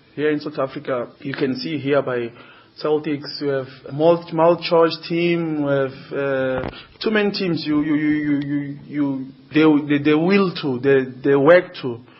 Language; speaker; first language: English; non-native, learner; Portuguese